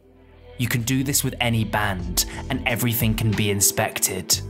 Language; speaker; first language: English; native; English